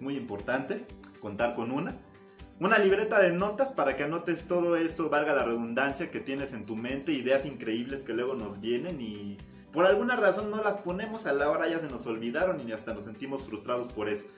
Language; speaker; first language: Spanish; native; Spanish